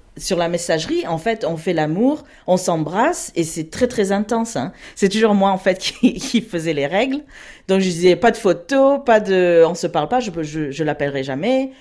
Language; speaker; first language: French; native; French